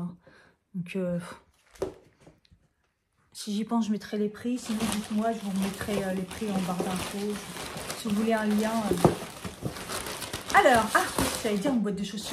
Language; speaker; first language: French; native; French